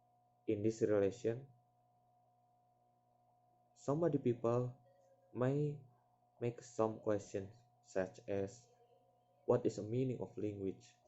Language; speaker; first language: English; non-native, learner; Indonesian